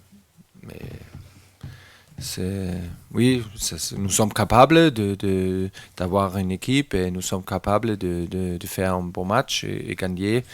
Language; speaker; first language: French; non-native, learner; German